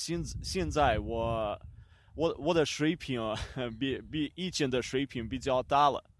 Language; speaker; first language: Chinese; non-native, learner; Ukrainian